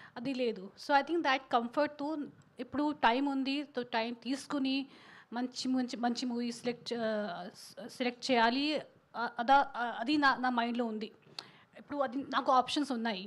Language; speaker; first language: Telugu; non-native, fluent; Hindi